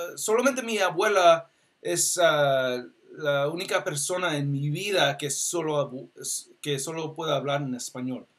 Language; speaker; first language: Spanish; early bilingual, heritage; Spanish